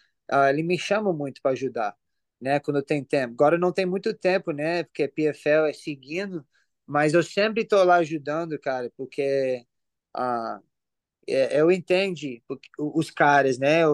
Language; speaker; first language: Portuguese; early bilingual, heritage; English